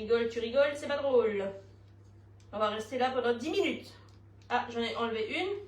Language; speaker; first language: French; native; French